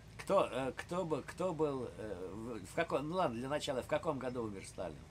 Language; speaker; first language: Russian; native; Russian